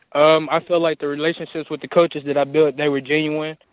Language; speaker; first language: English; native; English